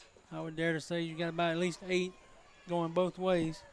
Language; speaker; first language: English; native; English